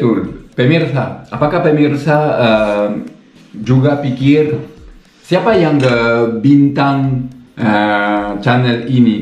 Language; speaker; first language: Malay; non-native, learner; Swiss German